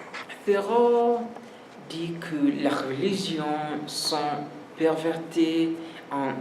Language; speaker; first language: French; non-native, learner; English